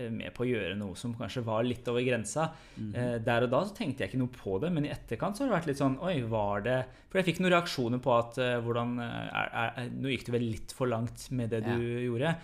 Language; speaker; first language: Norwegian; non-native, fluent; Persian